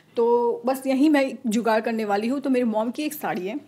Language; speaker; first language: Hindi; non-native, local second language; Gujarati